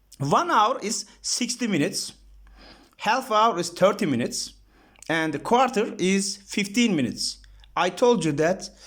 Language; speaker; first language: English; non-native, learner; Turkish